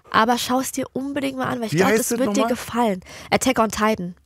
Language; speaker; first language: German; native; German